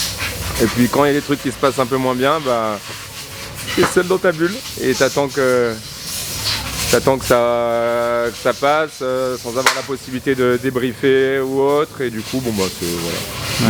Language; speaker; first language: French; native; French